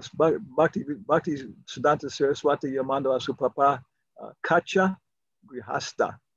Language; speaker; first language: Spanish; non-native, fluent; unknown